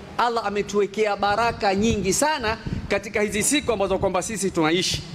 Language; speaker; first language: Swahili; native; Swahili